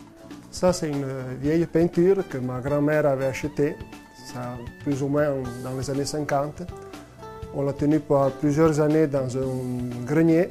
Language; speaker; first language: French; non-native, local second language; Italian